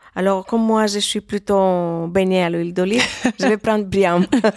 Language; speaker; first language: French; non-native, fluent; Greek